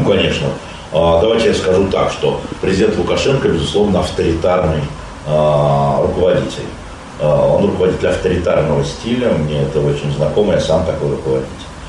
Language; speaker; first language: Russian; native; Russian